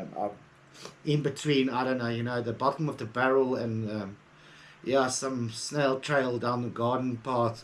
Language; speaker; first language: English; native; English